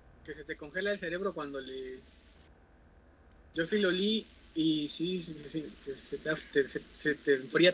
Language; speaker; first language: Spanish; native; Spanish